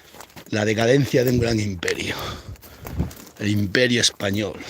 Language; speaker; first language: Spanish; native; Spanish